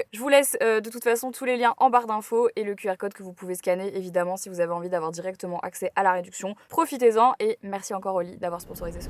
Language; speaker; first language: French; native; French